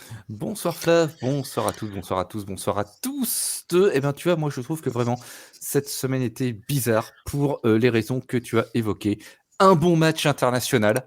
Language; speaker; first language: French; native; French